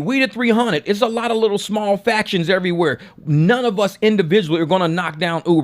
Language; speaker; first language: English; native; English